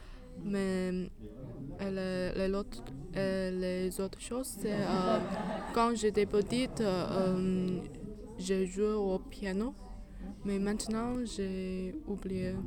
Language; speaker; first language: French; non-native, learner; Chinese